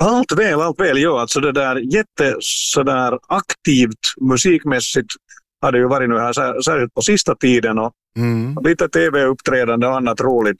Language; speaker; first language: Swedish; native; Swedish